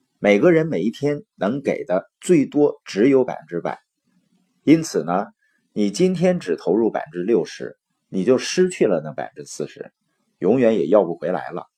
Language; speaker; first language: Chinese; native; Chinese